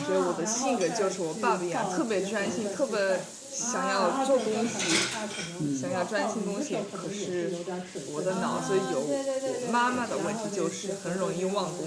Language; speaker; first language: Chinese; non-native, learner; English